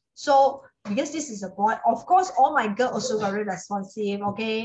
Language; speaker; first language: English; non-native, local second language; Chinese